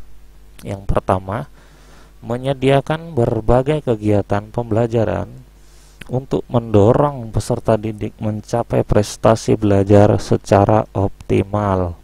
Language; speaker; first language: Indonesian; native; Indonesian